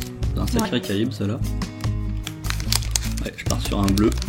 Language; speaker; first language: French; native; French